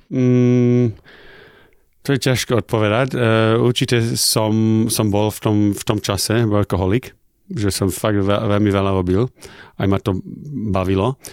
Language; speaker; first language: Slovak; early bilingual, heritage; German